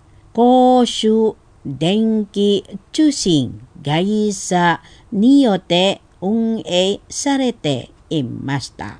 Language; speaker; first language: Japanese; non-native, fluent; Indonesian